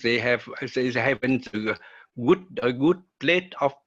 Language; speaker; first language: English; non-native, learner; Vietnamese